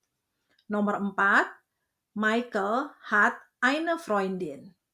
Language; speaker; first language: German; non-native, fluent; Indonesian